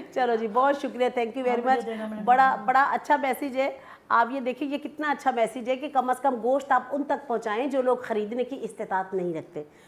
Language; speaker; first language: Urdu; native; Urdu